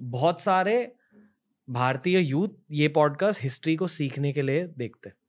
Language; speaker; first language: Hindi; native; Hindi